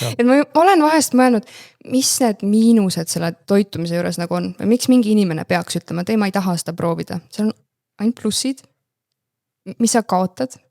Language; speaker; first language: Estonian; native; Estonian